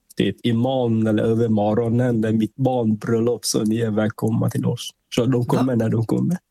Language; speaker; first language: Swedish; non-native, fluent; Vietnamese